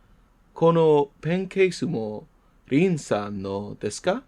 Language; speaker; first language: Japanese; non-native, learner; English